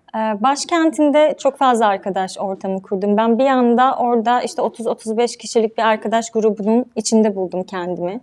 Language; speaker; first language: Turkish; native; Turkish